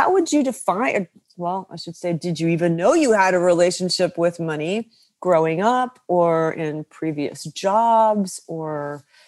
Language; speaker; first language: English; native; English